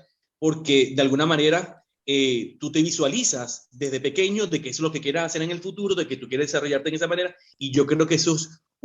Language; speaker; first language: Spanish; native; Spanish